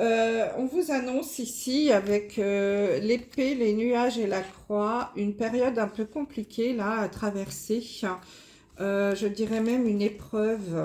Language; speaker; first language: French; native; French